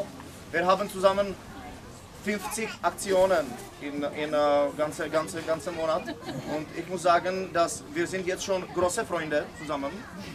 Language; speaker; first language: German; non-native, learner; Czech